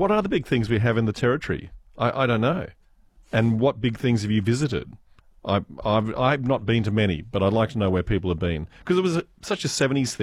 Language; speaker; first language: English; native; English